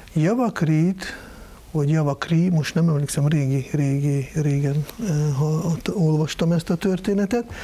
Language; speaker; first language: Hungarian; non-native, fluent; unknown